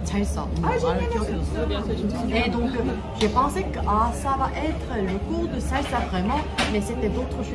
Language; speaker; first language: French; non-native, fluent; Korean